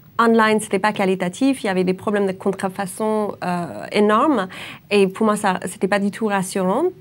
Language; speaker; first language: French; non-native, fluent; English